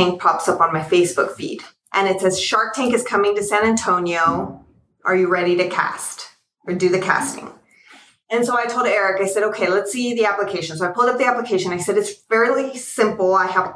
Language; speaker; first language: English; early bilingual, other home language; Spanish